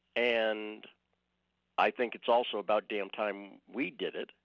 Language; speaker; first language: English; native; English